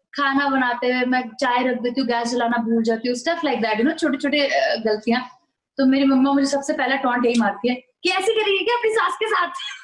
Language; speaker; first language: Hindi; native; Hindi